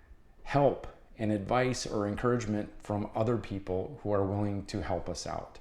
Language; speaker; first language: English; native; English